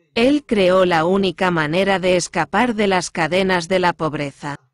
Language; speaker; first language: Spanish; non-native, fluent; Korean